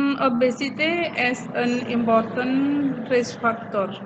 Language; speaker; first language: English; non-native, learner; Indonesian